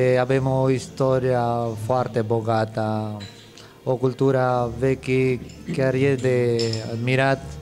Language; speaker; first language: Romanian; non-native, fluent; Spanish